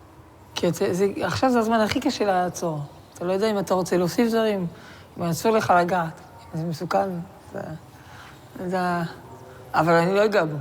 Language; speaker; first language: Hebrew; non-native, fluent; French